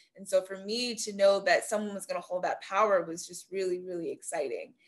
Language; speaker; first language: English; native; English